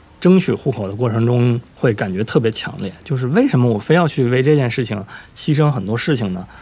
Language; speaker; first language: Chinese; native; Chinese